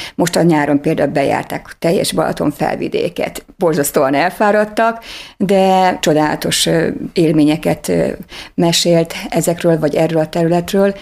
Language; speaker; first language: Hungarian; native; Hungarian